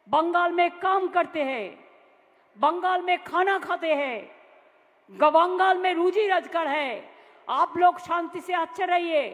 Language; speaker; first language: Hindi; non-native, local second language; Bangla